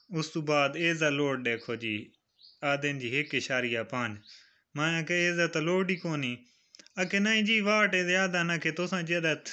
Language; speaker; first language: Punjabi; non-native, local second language; Saraiki